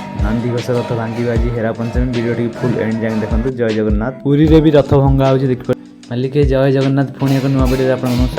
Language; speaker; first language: Hindi; non-native, local second language; Odia